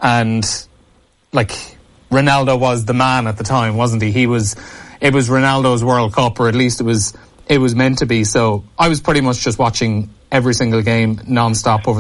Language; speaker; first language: English; native; English